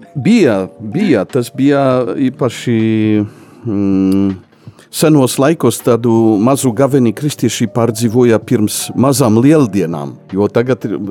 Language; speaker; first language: Latvian; non-native, fluent; Polish